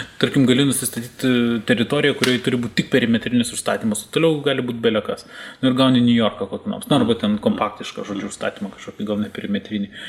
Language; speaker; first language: Lithuanian; native; Lithuanian